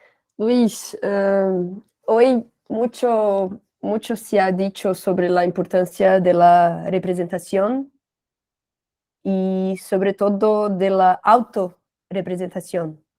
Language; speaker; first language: Spanish; non-native, fluent; Portuguese